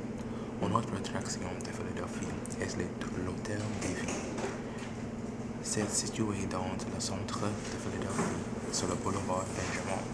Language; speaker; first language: French; non-native, learner; English